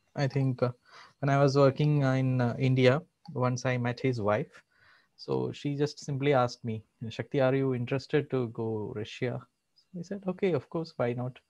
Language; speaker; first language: English; non-native, local second language; Malayalam